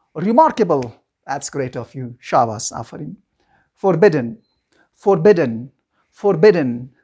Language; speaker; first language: English; non-native, fluent; Persian